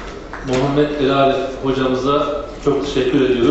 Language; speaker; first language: Turkish; native; Turkish